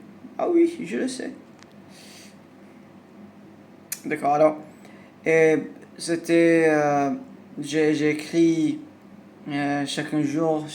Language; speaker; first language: French; non-native, learner; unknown